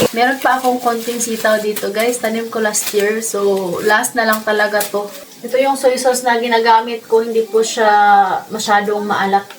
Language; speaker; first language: Filipino; non-native, local second language; Cebuano